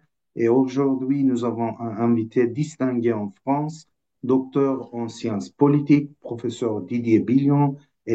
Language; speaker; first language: French; non-native, fluent; Turkish